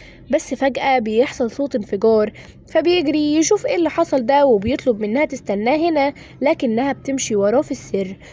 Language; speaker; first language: Arabic; native; Arabic